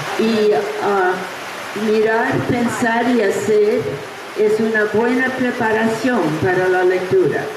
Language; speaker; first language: Spanish; non-native, fluent; English